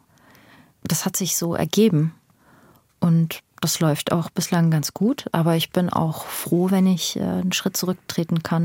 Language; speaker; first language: German; early bilingual, other home language; Persian